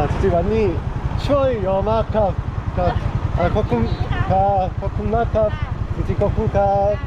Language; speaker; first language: Thai; non-native, learner; Korean